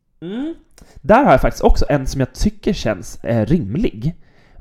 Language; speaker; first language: Swedish; native; Swedish